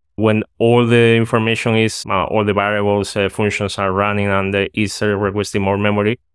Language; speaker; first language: English; non-native, fluent; Spanish